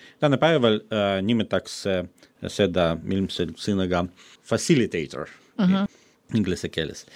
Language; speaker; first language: Estonian; non-native, fluent; Russian